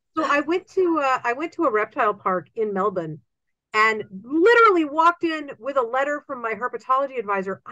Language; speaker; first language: English; native; English